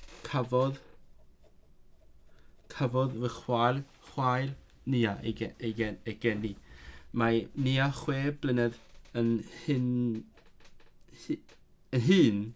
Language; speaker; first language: Welsh; non-native, learner; Cantonese